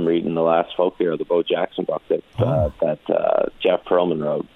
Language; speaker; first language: English; native; English